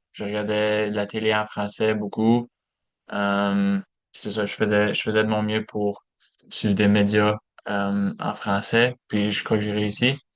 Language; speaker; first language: French; native; French